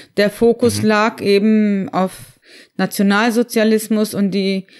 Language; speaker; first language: German; early bilingual, other home language; Turkish